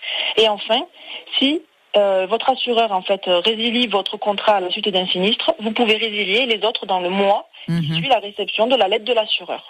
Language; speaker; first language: French; native; French